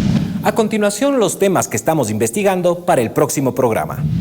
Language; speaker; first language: Spanish; native; Spanish